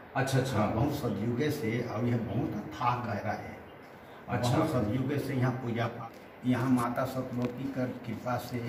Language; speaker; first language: Hindi; native; Hindi